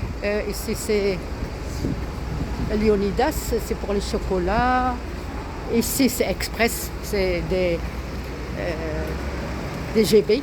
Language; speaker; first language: French; non-native, local second language; Arabic